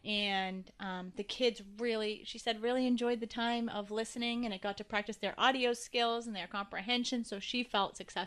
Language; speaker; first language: English; native; English